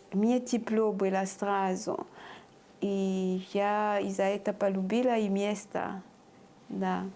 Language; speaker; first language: Russian; non-native, fluent; French